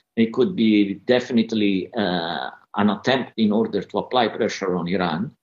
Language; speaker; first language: English; non-native, fluent; Italian